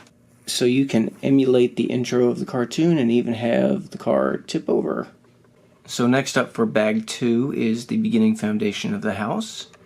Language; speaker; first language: English; native; English